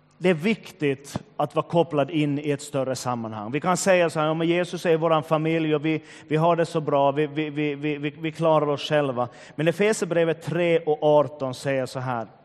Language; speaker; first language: Swedish; native; Swedish